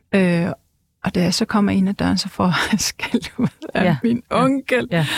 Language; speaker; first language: Danish; non-native, local second language; Kalaallisut